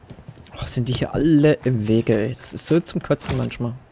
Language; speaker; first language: German; native; German